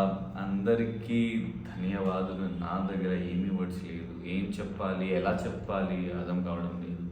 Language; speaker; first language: Telugu; non-native, learner; Hindi